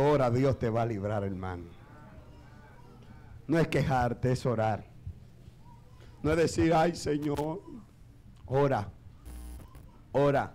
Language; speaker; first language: Spanish; native; Spanish